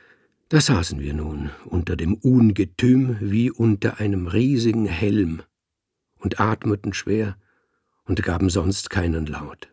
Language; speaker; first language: German; native; German